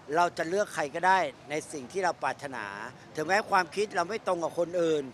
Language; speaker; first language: Thai; native; Thai